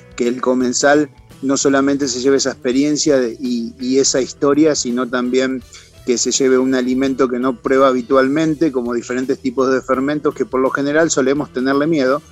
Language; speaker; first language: Spanish; native; Spanish